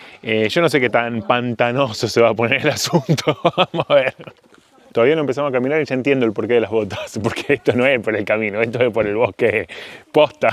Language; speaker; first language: Spanish; native; Spanish